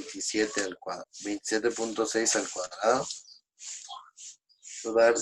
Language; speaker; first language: Spanish; native; Spanish